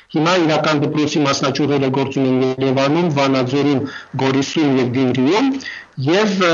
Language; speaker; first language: Armenian; non-native, fluent; Russian